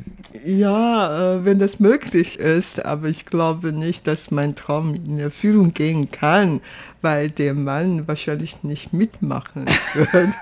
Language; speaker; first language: German; non-native, fluent; Chinese